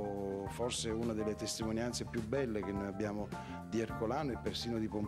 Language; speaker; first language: Italian; native; Italian